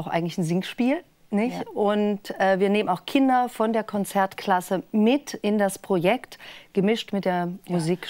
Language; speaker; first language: German; native; German